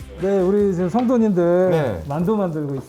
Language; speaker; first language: Korean; native; Korean